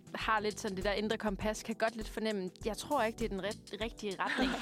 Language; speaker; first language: Danish; native; Danish